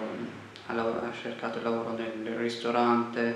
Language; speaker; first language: Italian; non-native, fluent; Arabic